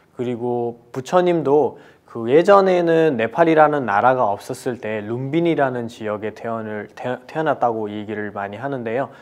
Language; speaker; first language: Korean; non-native, fluent; Nepali